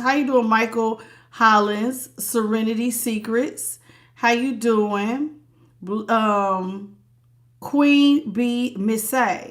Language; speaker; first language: English; native; English